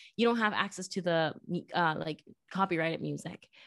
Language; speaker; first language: English; non-native, fluent; Spanish